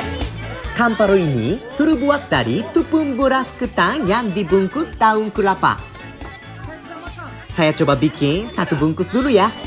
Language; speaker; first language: Indonesian; non-native, fluent; Japanese